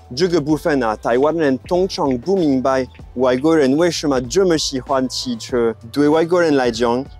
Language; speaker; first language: Chinese; non-native, fluent; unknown